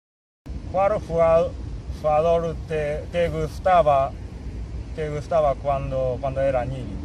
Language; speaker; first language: Spanish; non-native, fluent; Japanese